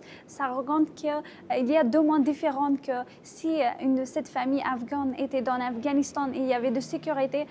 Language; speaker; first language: French; non-native, fluent; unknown